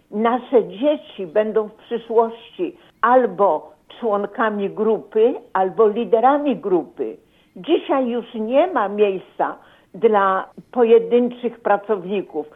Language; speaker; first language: Polish; native; Polish